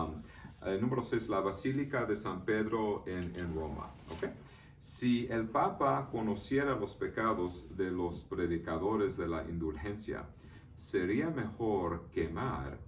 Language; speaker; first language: Spanish; early bilingual, heritage; Spanish